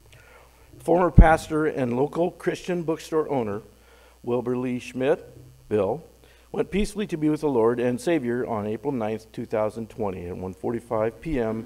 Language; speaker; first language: English; native; English